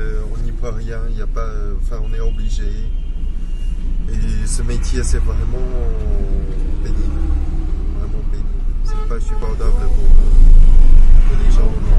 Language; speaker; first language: French; non-native, fluent; Chinese